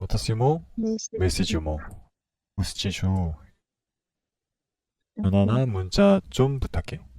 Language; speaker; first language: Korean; non-native, fluent; Mongolian